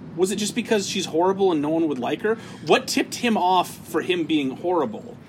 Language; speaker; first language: English; native; English